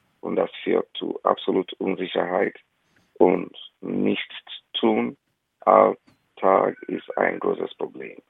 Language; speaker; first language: German; non-native, fluent; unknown